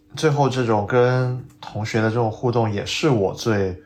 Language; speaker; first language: Chinese; non-native, local second language; Cantonese